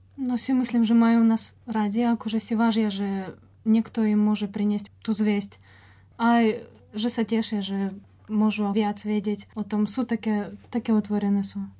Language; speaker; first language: Slovak; non-native, fluent; Russian